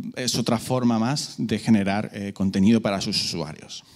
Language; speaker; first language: Spanish; native; Spanish